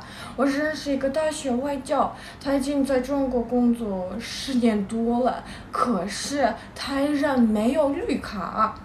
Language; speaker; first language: Chinese; non-native, fluent; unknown